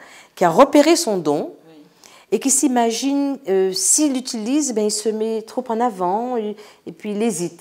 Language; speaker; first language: French; native; French